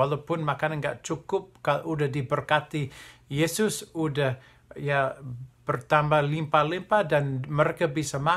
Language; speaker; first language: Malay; non-native, fluent; English